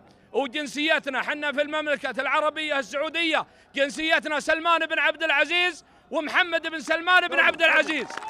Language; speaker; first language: Arabic; native; Arabic